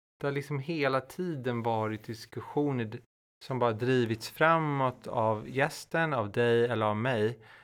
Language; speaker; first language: Swedish; native; Swedish